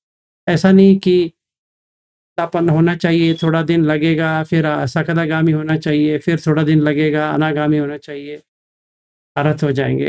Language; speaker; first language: Hindi; native; Hindi